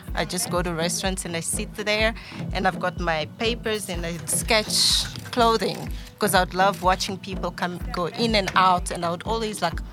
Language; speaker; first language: English; non-native, fluent; Portuguese